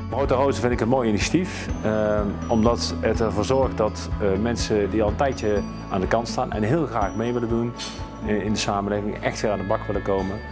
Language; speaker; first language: Dutch; native; Dutch